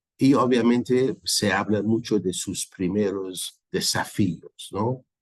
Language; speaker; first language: Spanish; non-native, fluent; Persian